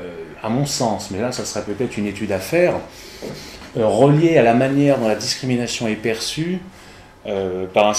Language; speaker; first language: French; native; French